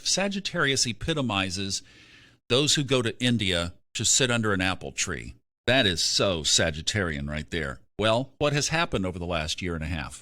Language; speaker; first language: English; native; English